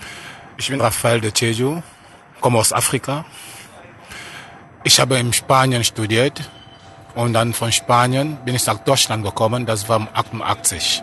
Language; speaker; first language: German; non-native, fluent; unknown